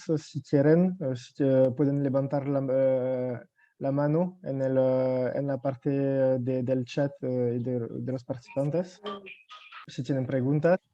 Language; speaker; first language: Spanish; non-native, fluent; French